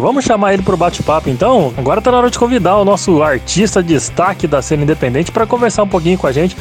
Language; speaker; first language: Portuguese; native; Portuguese